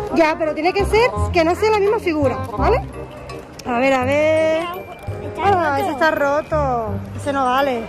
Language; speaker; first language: Spanish; native; Spanish